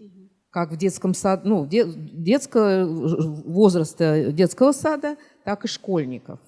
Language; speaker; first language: Russian; native; Russian